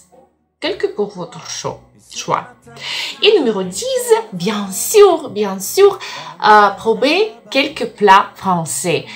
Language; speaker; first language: French; non-native, learner; Russian